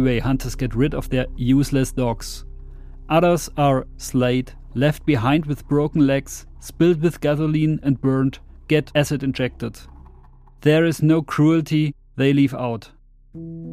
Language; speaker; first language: English; non-native, fluent; German